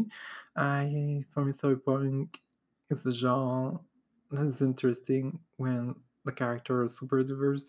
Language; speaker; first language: English; non-native, fluent; French